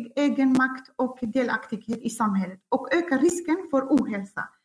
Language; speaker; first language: Swedish; non-native, fluent; Central Kurdish